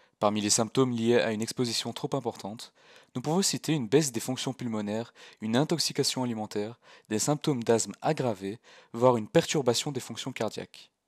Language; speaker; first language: French; native; French